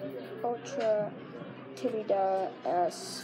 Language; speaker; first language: Spanish; non-native, learner; English